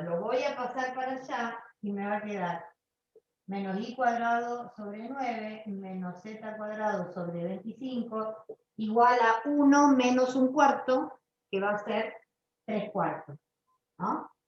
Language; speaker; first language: Spanish; native; Spanish